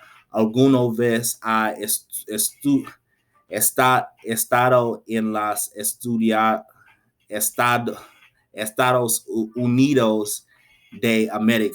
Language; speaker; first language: Spanish; non-native, learner; English